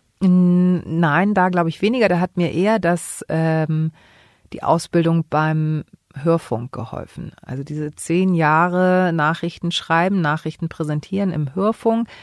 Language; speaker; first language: German; early bilingual, other home language; Greek